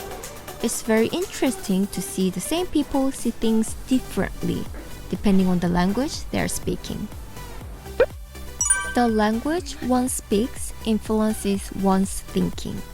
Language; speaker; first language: English; non-native, fluent; Korean